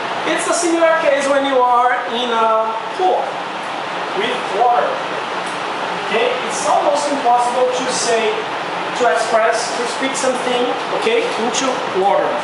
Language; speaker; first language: English; non-native, fluent; Portuguese